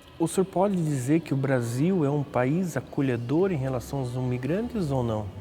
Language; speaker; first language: Portuguese; native; Portuguese